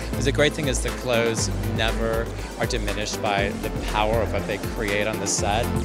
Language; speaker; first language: English; native; English